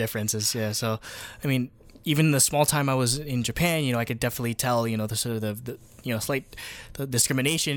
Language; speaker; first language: English; early bilingual, other home language; Filipino